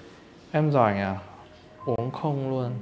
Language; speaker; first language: Vietnamese; non-native, fluent; Chinese